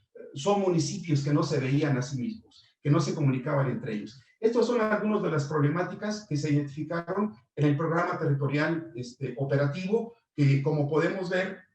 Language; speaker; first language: Spanish; native; Spanish